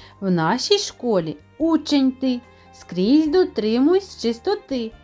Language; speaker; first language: Ukrainian; native; Ukrainian